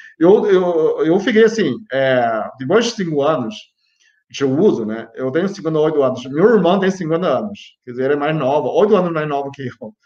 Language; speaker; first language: Portuguese; non-native, fluent; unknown